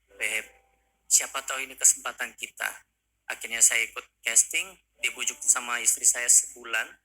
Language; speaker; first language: Indonesian; non-native, fluent; Korean